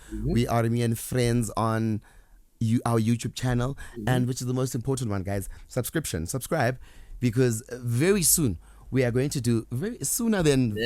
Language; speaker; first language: English; non-native, local second language; Zulu